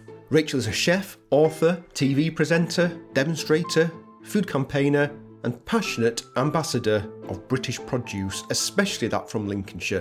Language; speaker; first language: English; native; English